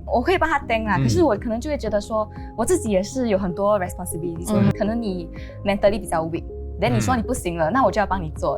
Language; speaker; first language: Chinese; native; Chinese